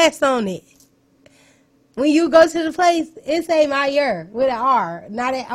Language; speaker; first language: English; native; English